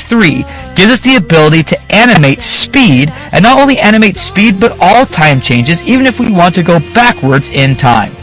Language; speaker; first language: English; native; English